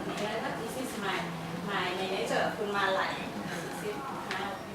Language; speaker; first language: English; non-native, learner; Thai